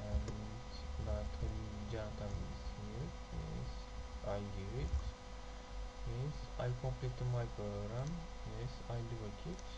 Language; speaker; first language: English; non-native, learner; Turkish